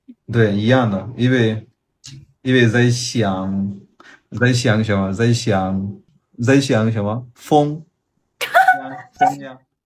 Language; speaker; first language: Chinese; non-native, fluent; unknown